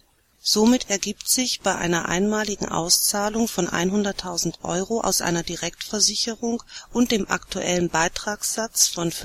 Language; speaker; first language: German; native; German